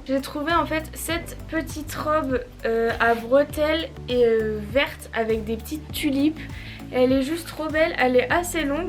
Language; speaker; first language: French; native; French